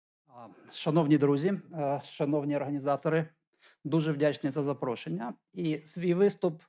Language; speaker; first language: Ukrainian; native; Ukrainian